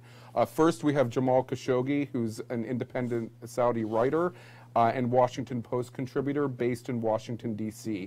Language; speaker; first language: English; native; English